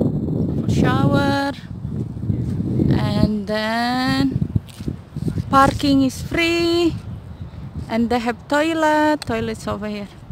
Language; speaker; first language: English; non-native, learner; Indonesian